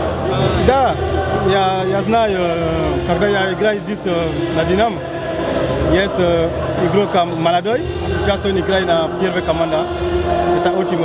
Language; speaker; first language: Russian; non-native, learner; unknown